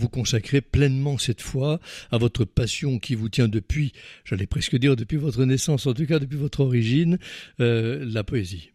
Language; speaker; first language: French; native; French